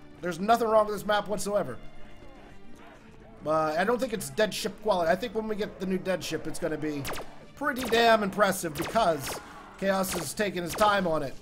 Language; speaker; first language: English; native; English